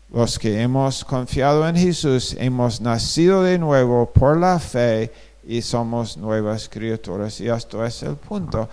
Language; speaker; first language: Spanish; non-native, fluent; English